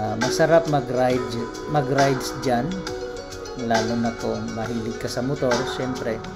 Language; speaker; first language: Filipino; non-native, local second language; Cebuano